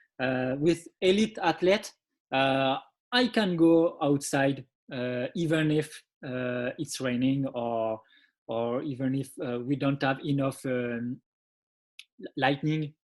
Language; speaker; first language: English; non-native, learner; French